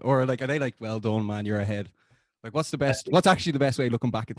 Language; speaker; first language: English; native; English